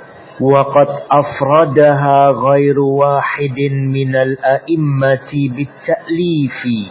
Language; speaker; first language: Arabic; non-native, fluent; Indonesian